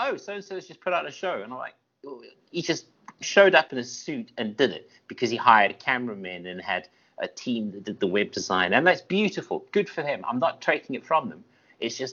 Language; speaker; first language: English; native; English